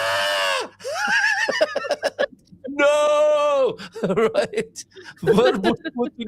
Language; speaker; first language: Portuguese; non-native, learner; English